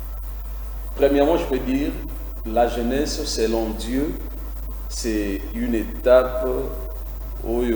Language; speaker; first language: French; non-native, local second language; Lingala